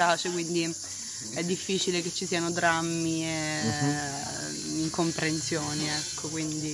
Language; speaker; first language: Italian; native; Italian